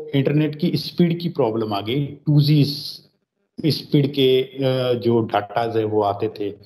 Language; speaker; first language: Hindi; native; Hindi